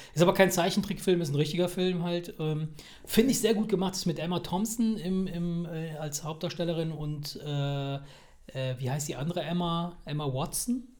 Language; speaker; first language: German; early bilingual, other home language; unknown